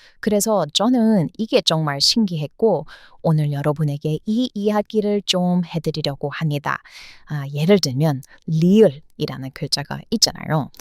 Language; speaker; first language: Korean; non-native, fluent; English